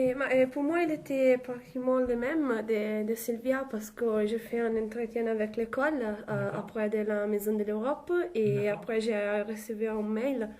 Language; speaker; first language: French; non-native, learner; Italian